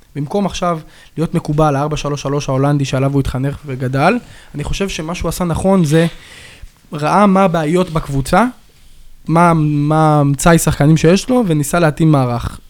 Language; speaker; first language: Hebrew; native; Hebrew